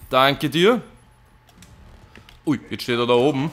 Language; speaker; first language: German; native; German